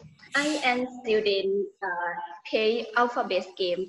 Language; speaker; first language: English; non-native, learner; Thai